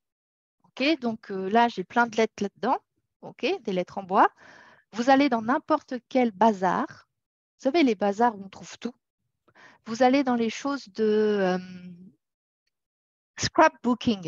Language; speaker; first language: French; native; French